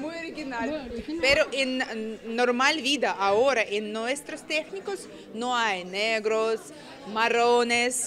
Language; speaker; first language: Spanish; non-native, learner; Russian